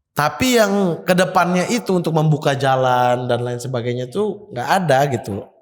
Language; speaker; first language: Indonesian; native; Indonesian